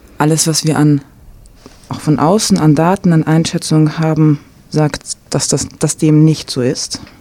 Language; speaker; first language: German; native; German